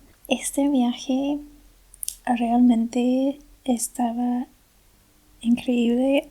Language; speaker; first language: Spanish; non-native, fluent; English